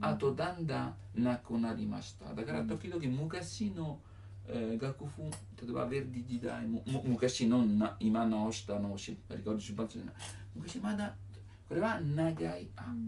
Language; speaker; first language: Japanese; non-native, learner; Italian